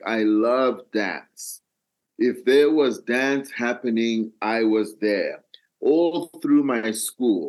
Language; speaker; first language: English; non-native, local second language; Nyanja